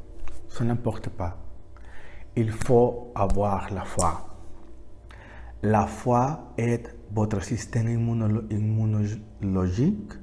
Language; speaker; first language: French; non-native, learner; Spanish